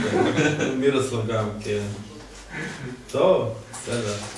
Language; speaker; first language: Hebrew; non-native, fluent; Serbian